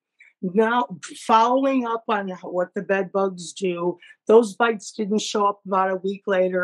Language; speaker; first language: English; native; English